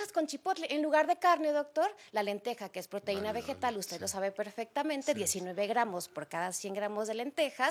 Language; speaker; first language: Spanish; native; Spanish